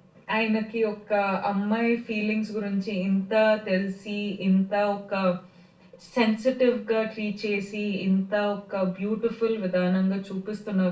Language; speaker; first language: Telugu; non-native, fluent; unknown